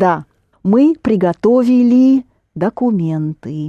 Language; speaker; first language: Russian; non-native, fluent; English